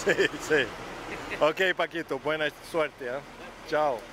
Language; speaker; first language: Spanish; non-native, learner; Portuguese